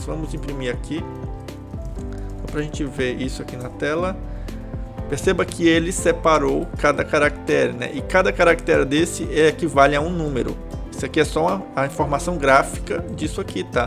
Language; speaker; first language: Portuguese; native; Portuguese